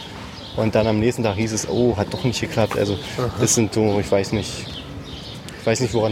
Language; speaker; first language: German; native; German